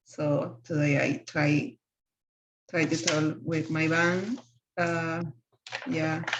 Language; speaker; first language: English; non-native, learner; Spanish